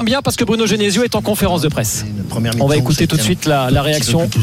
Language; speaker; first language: French; native; French